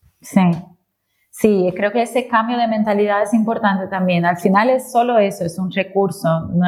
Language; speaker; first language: Spanish; non-native, fluent; Portuguese